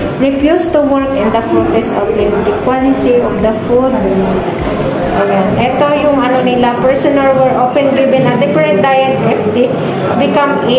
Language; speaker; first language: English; non-native, local second language; Filipino